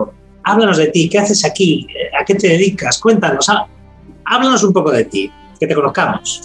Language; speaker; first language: Spanish; native; Spanish